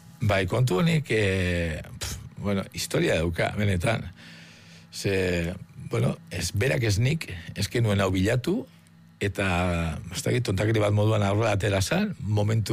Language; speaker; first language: Basque; native; Basque